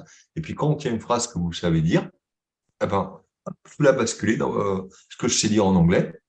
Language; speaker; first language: French; native; French